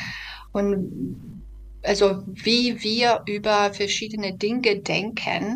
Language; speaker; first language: German; non-native, fluent; Belarusian